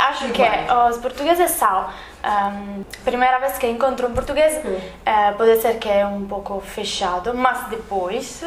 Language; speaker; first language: Portuguese; non-native, learner; Italian